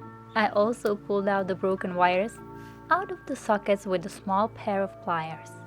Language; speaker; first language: English; non-native, fluent; Czech